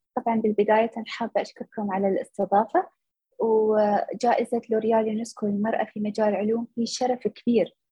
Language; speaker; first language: Arabic; native; Arabic